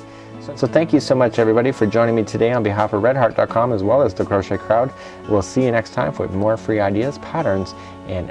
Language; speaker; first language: English; native; English